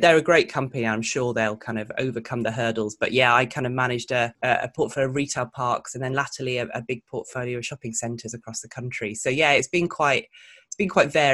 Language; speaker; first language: English; native; English